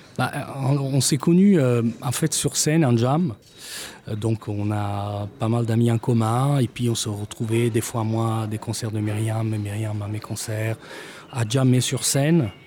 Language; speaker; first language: French; non-native, fluent; Italian